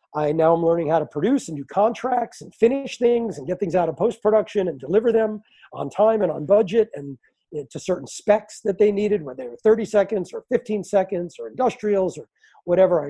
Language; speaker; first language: English; native; English